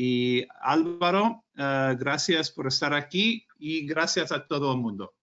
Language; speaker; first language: Spanish; non-native, fluent; English